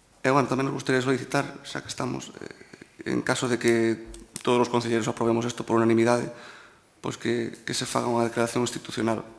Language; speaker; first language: Galician; native; Galician